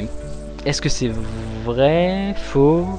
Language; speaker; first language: French; native; French